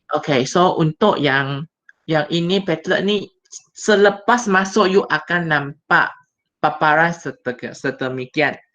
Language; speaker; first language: Malay; non-native, local second language; Chinese